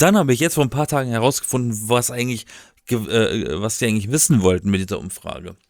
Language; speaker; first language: German; native; German